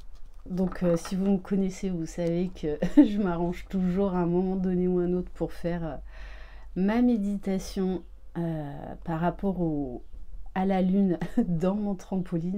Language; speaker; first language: French; native; French